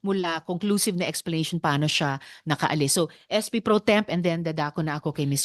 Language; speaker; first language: Filipino; native; Filipino